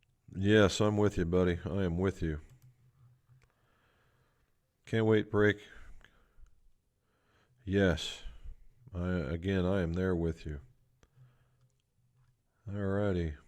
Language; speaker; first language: English; native; English